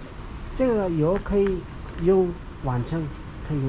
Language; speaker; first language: Chinese; non-native, learner; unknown